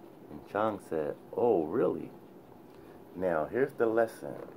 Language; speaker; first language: English; native; English